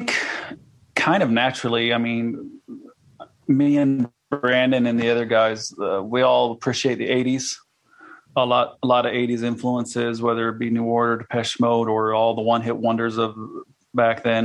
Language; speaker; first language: English; native; English